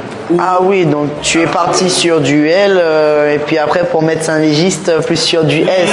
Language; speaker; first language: French; native; French